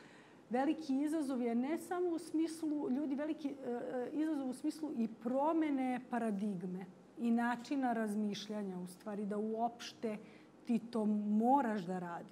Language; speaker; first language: Bosnian; native; Bosnian